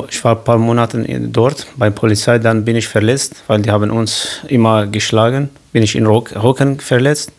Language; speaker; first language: German; non-native, learner; Kurdish